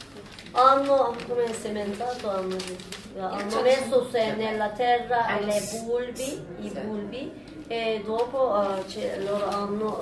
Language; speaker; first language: Italian; non-native, learner; Turkish